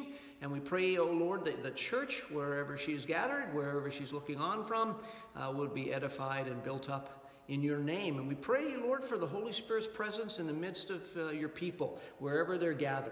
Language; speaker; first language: English; native; English